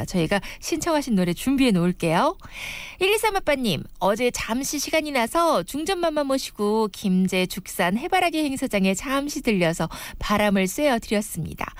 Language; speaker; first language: Korean; native; Korean